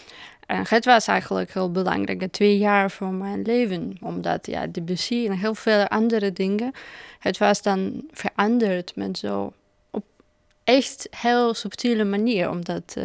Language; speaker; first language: Dutch; non-native, fluent; Russian